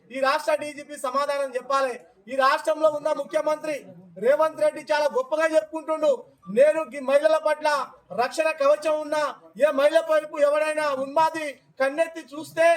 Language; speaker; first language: Telugu; non-native, local second language; Lambadi